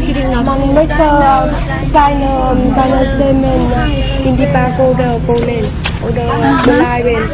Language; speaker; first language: German; non-native, learner; Vietnamese